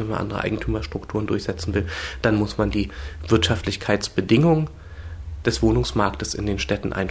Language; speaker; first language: German; native; German